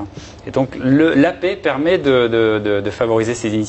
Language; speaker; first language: French; native; French